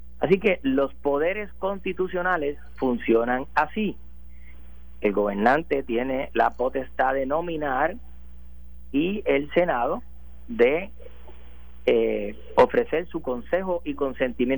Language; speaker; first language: Spanish; native; Spanish